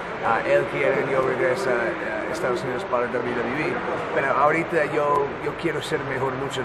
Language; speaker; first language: Spanish; non-native, learner; English